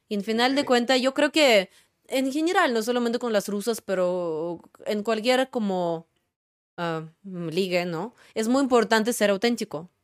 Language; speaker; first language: Spanish; non-native, fluent; Russian